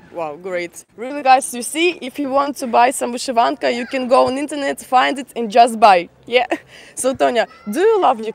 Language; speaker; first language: English; non-native, fluent; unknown